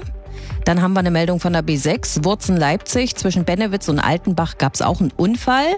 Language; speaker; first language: German; native; German